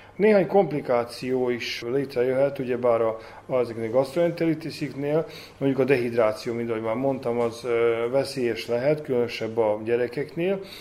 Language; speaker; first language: Hungarian; native; Hungarian